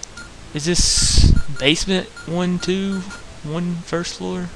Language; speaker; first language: English; native; English